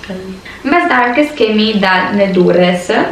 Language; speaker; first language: Albanian; early bilingual, heritage; Albanian